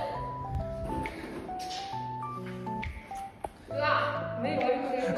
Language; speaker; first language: Japanese; native; Japanese